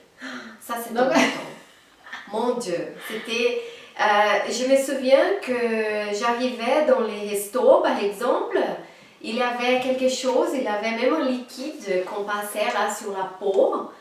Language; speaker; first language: French; non-native, fluent; Portuguese